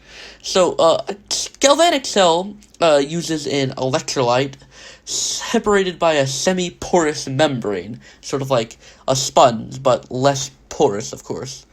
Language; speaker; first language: English; native; English